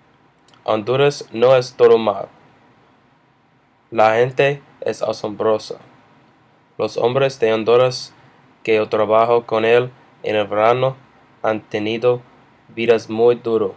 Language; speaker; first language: Spanish; non-native, learner; English